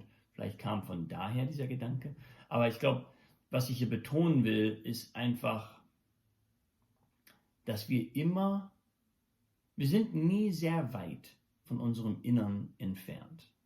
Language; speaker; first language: German; non-native, local second language; English